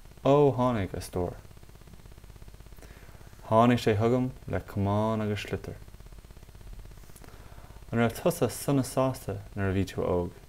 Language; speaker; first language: Irish; non-native, local second language; English